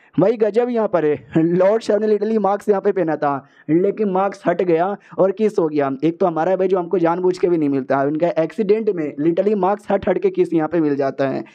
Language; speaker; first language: Hindi; native; Hindi